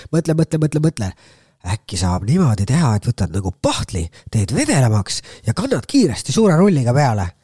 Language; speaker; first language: Estonian; native; Estonian